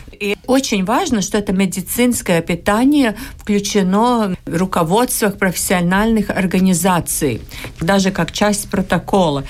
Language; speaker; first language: Russian; non-native, local second language; Latvian